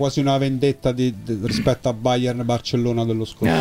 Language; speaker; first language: Italian; native; Italian